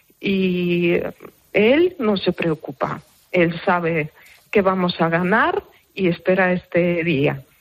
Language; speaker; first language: Spanish; non-native, fluent; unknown